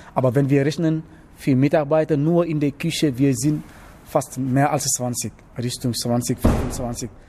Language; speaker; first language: German; non-native, learner; Wolof